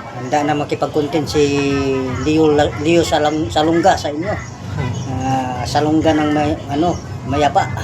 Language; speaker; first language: Filipino; non-native, local second language; Cebuano